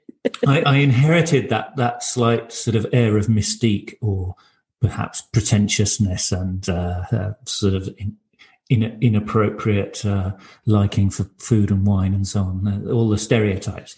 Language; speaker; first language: English; native; English